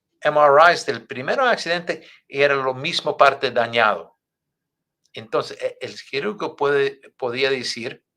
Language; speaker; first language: Spanish; non-native, fluent; English